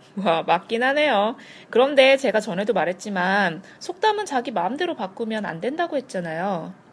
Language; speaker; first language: Korean; native; Korean